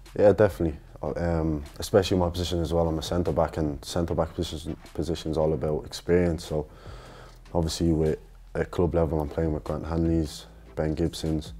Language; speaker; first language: English; native; English